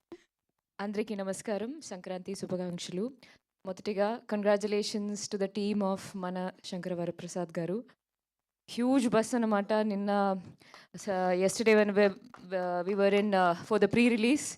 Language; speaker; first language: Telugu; non-native, local second language; Malayalam